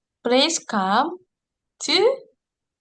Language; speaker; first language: English; non-native, fluent; Indonesian